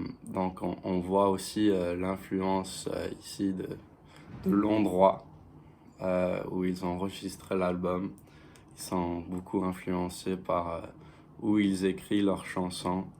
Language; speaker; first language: French; non-native, fluent; English